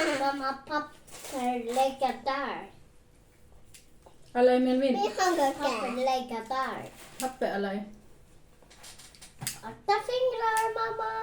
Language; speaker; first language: Swedish; non-native, learner; Thai